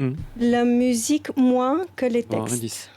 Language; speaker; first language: French; non-native, fluent; Bulgarian